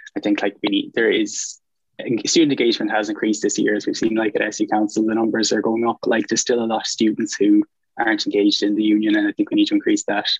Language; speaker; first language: English; native; English